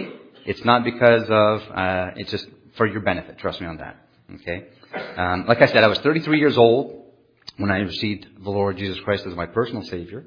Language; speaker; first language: English; non-native, fluent; French